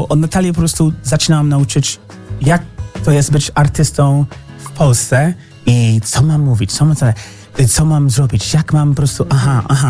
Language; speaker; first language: Polish; non-native, learner; English